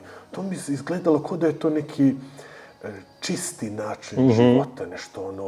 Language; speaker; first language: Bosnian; early bilingual, heritage; Bosnian